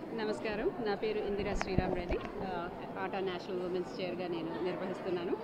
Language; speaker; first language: Telugu; native; Telugu